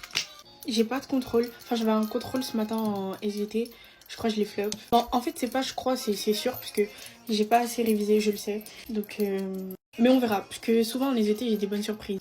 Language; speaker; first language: French; native; French